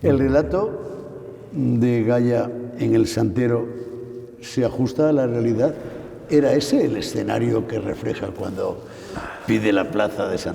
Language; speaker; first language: Spanish; native; Spanish